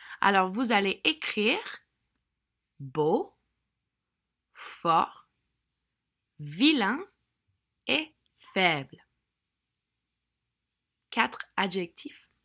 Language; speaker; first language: French; non-native, fluent; English